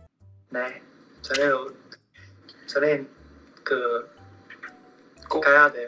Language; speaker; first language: Korean; non-native, learner; Vietnamese